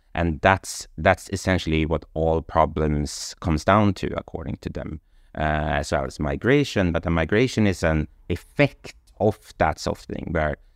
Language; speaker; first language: English; non-native, fluent; Swedish